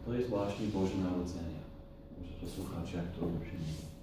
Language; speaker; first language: Polish; non-native, fluent; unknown